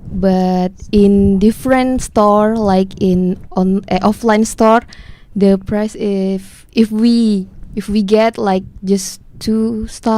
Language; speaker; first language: English; non-native, learner; Indonesian